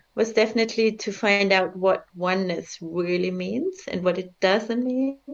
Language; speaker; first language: English; early bilingual, other home language; German